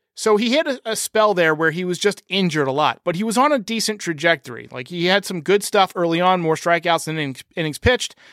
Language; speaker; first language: English; native; English